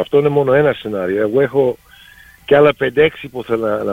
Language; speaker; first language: Greek; early bilingual, heritage; Greek